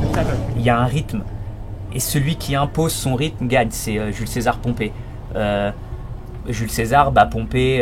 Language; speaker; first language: French; native; French